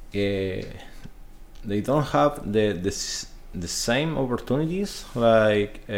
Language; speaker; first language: English; non-native, learner; Spanish